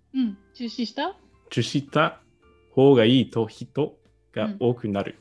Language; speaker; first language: Japanese; non-native, learner; English